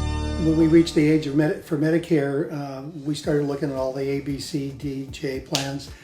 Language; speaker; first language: English; native; English